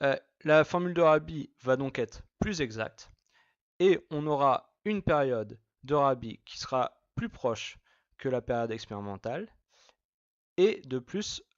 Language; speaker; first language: French; native; French